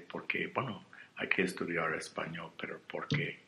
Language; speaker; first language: Spanish; non-native, learner; English